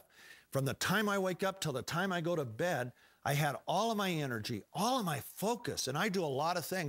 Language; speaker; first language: English; native; English